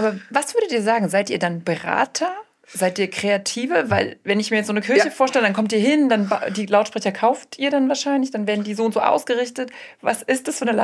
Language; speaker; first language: German; native; German